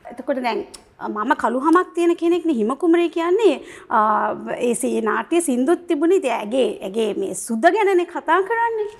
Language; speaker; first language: Sinhala; native; Sinhala